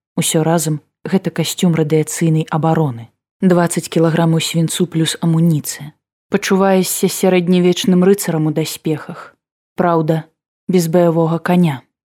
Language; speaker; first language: Belarusian; native; Belarusian